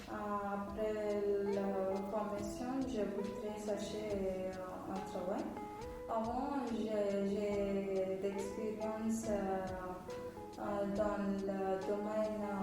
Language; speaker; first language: French; non-native, learner; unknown